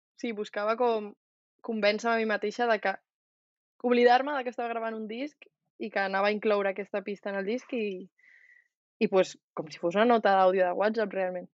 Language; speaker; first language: Catalan; native; Catalan